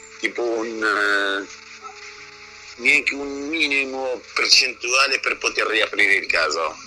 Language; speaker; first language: Italian; non-native, fluent; Arabic